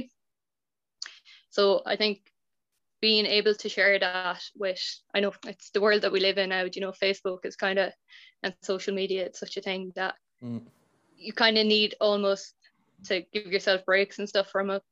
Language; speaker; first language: English; native; English